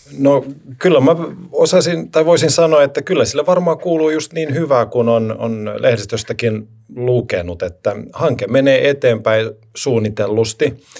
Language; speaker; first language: Finnish; non-native, local second language; Swedish